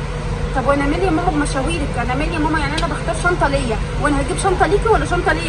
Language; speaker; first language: Arabic; native; Arabic